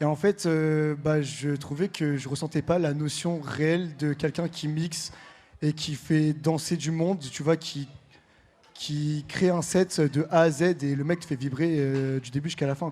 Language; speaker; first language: French; native; French